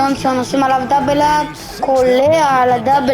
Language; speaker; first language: Hebrew; native; Hebrew